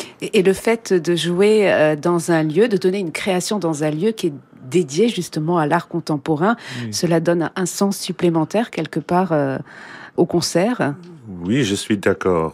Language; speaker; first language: French; non-native, learner; English